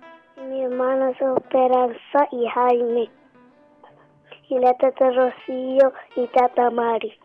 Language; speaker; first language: Spanish; non-native, learner; Arabic